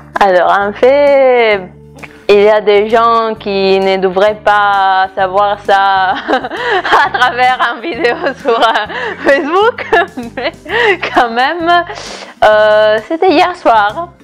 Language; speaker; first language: French; non-native, fluent; Italian